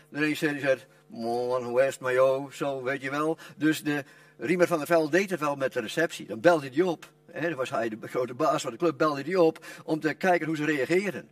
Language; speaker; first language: Dutch; non-native, local second language; Western Frisian